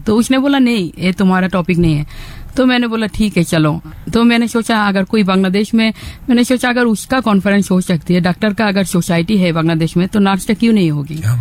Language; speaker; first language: Hindi; non-native, fluent; Bangla